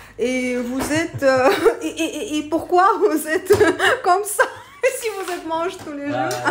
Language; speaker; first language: French; non-native, learner; Russian